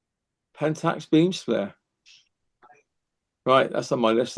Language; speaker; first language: English; native; English